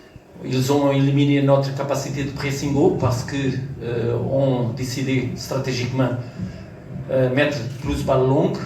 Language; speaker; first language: French; non-native, learner; Portuguese